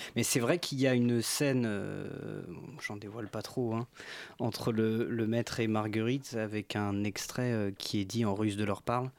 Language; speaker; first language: French; native; French